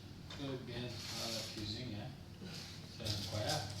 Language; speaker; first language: French; non-native, learner; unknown